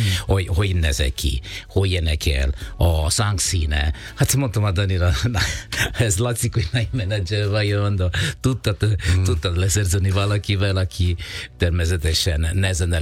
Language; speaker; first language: Hungarian; non-native, fluent; Italian